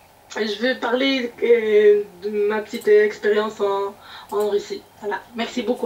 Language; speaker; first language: French; non-native, local second language; Arabic